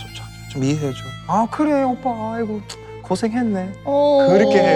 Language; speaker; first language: Korean; early bilingual, heritage; English